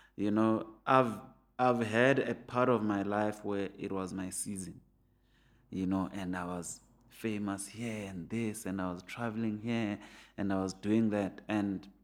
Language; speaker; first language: English; non-native, local second language; Venda